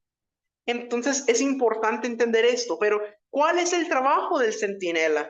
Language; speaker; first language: Spanish; native; Spanish